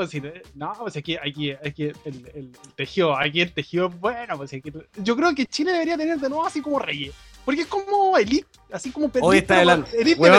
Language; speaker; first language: Spanish; native; Spanish